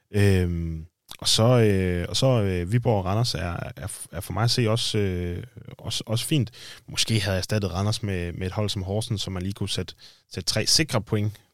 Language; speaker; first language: Danish; native; Danish